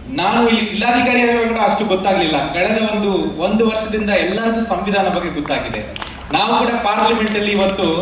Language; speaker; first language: Kannada; non-native, local second language; Tamil